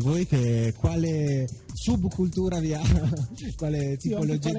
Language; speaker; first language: Italian; native; Italian